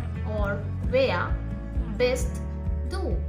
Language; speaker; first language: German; non-native, fluent; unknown